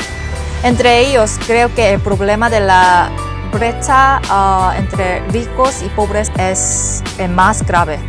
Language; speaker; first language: Spanish; non-native, fluent; Korean